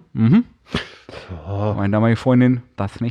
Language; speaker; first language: German; native; German